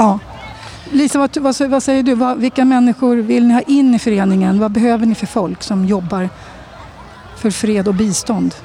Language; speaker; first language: Swedish; native; Swedish